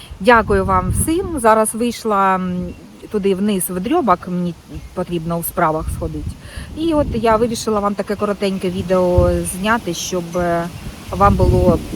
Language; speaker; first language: Ukrainian; non-native, local second language; Russian